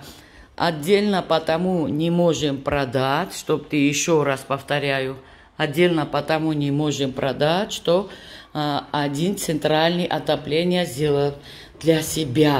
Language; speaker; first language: Russian; non-native, fluent; Georgian